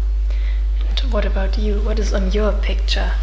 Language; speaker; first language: English; non-native, fluent; German